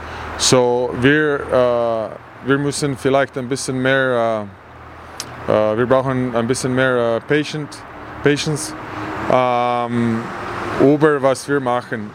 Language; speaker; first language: German; non-native, learner; English